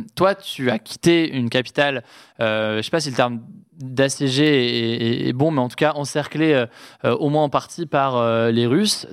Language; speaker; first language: French; native; French